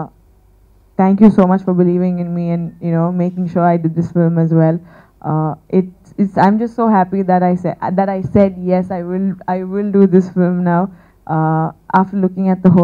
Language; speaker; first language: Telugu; non-native, fluent; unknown